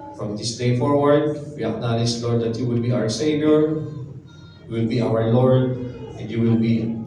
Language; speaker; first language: English; non-native, local second language; Filipino